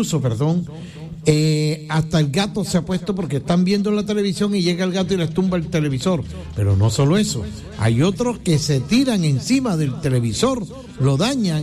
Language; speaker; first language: Spanish; native; Spanish